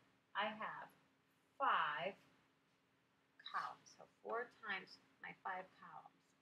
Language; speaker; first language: English; native; English